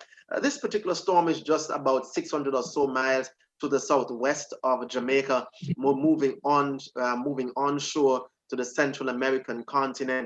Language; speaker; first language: English; native; English